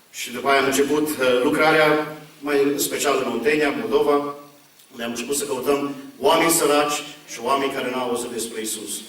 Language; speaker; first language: Romanian; early bilingual, heritage; Romanian